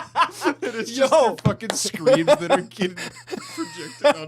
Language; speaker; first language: English; native; English